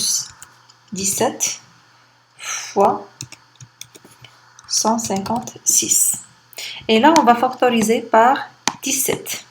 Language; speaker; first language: French; non-native, local second language; Arabic